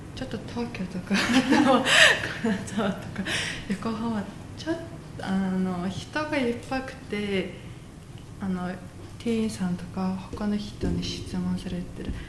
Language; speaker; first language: Japanese; non-native, fluent; Mongolian